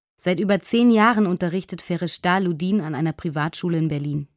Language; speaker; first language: German; native; German